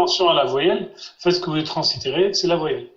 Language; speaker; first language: French; non-native, fluent; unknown